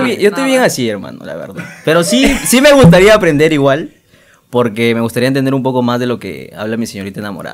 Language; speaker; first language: Spanish; native; Spanish